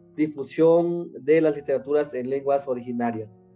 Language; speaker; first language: Spanish; non-native, local second language; Nahuatl languages